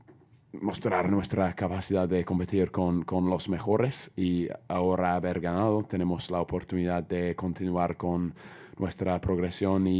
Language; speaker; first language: Spanish; non-native, fluent; English